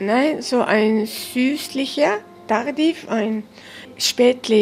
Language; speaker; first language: German; early bilingual, heritage; German